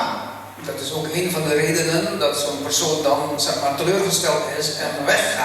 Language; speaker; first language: Dutch; early bilingual, other home language; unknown